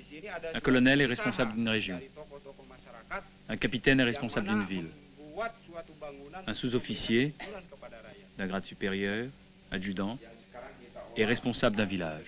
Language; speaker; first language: French; native; French